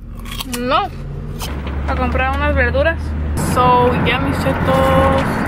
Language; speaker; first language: Spanish; early bilingual, other home language; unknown